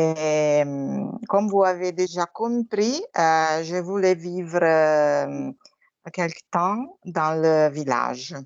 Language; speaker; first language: French; non-native, learner; Italian